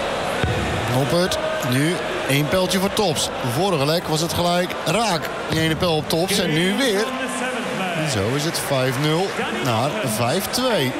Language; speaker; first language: Dutch; native; Dutch